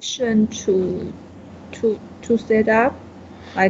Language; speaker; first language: English; non-native, learner; Chinese